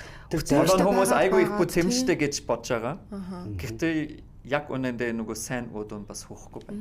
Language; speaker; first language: Mongolian; non-native, fluent; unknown